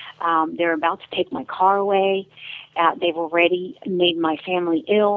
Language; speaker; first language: English; native; English